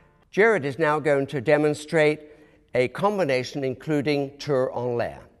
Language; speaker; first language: English; native; English